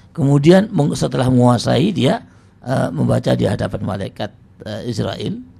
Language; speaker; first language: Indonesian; non-native, local second language; Javanese